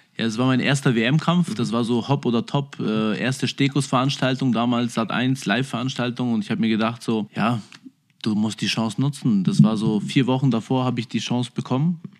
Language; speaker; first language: German; early bilingual, other home language; Albanian